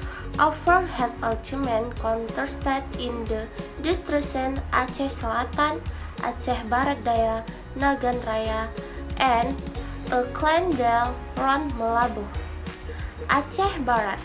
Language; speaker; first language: Dutch; non-native, learner; Indonesian